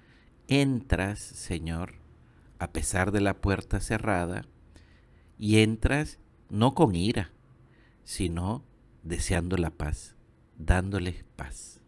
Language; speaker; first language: Spanish; native; Spanish